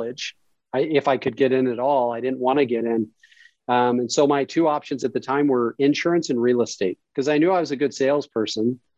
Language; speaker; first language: English; native; English